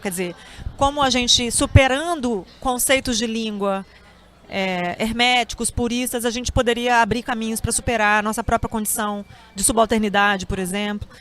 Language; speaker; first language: Portuguese; native; Portuguese